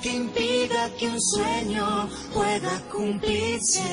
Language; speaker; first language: Spanish; native; Spanish